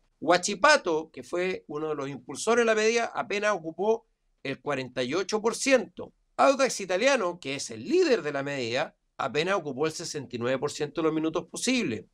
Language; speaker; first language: Spanish; native; Spanish